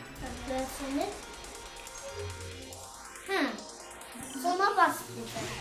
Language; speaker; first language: Turkish; early bilingual, heritage; German